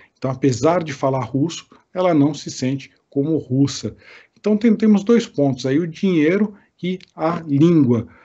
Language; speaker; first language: Portuguese; native; Portuguese